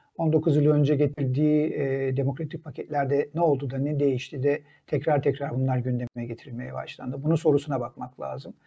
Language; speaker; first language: Turkish; native; Turkish